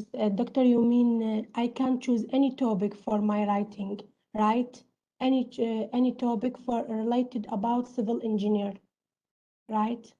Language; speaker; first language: English; non-native, learner; Arabic